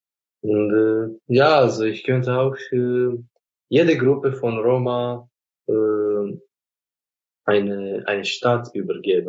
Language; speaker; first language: German; non-native, fluent; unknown